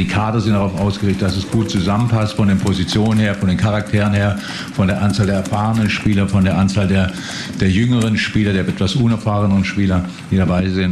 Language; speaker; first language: German; native; German